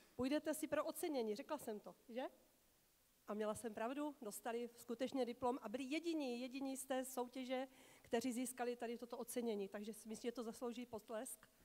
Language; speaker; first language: Czech; native; Czech